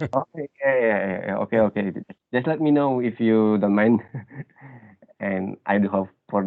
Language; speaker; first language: English; non-native, learner; Indonesian